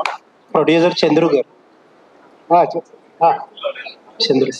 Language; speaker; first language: Telugu; native; Telugu